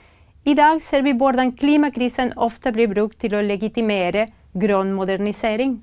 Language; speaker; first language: Norwegian; non-native, fluent; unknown